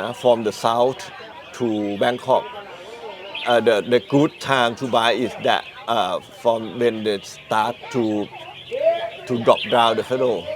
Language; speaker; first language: English; non-native, learner; Thai